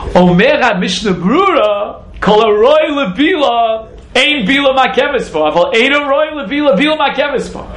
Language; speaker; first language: Hebrew; non-native, fluent; English